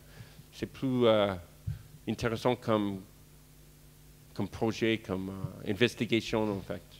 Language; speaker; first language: French; non-native, fluent; English